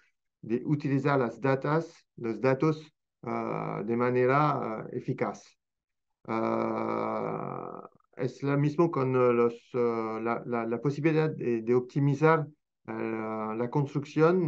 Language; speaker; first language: Spanish; non-native, fluent; French